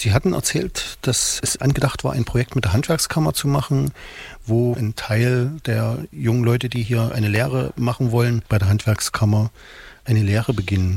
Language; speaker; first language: German; native; German